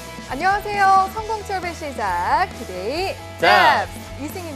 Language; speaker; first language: Korean; native; Korean